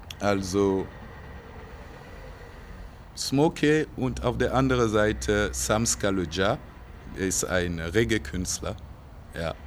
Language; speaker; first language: German; non-native, fluent; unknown